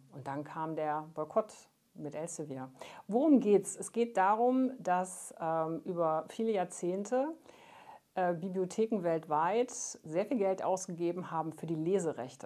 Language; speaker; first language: German; native; German